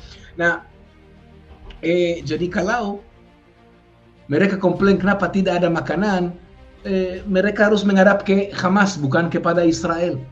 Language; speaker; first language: Indonesian; non-native, fluent; Hebrew